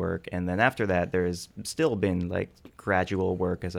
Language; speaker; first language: English; native; English